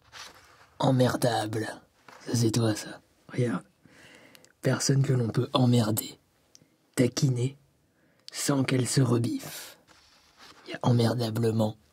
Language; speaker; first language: French; native; French